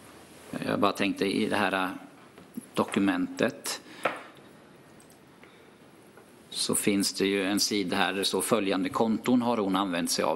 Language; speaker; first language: Swedish; native; Swedish